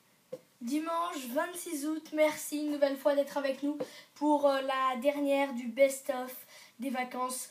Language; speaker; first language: French; native; French